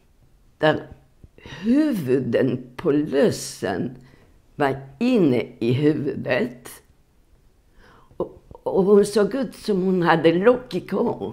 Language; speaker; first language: Swedish; non-native, fluent; Polish